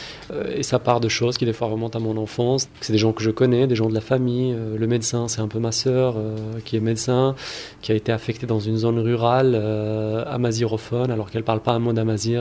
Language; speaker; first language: French; non-native, local second language; Arabic